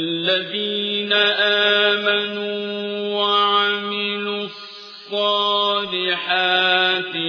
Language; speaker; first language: Arabic; native; Arabic